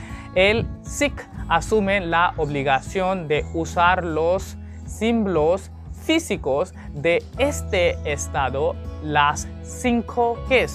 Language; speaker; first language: Spanish; non-native, learner; Hindi